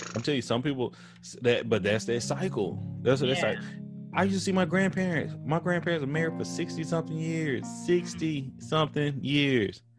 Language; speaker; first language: English; native; English